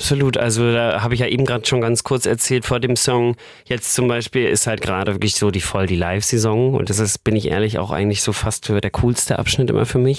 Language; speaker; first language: German; native; German